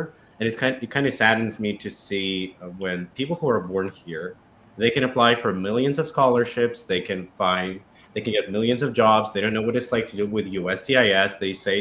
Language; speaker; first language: English; non-native, fluent; Russian